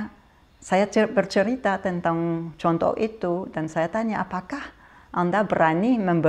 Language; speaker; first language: Indonesian; non-native, fluent; French